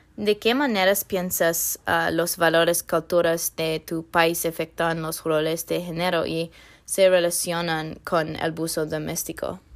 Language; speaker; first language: Spanish; non-native, fluent; English